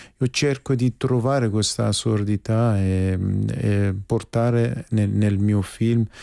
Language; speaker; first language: Italian; non-native, fluent; Persian